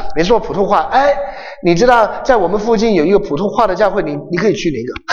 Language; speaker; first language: Chinese; non-native, local second language; Cantonese